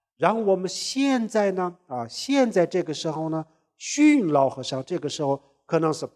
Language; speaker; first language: Chinese; non-native, local second language; Tibetan